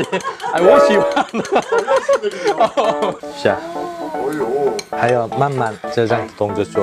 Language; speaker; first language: Chinese; non-native, learner; Korean